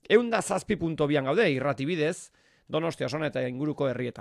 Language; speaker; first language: Basque; native; Basque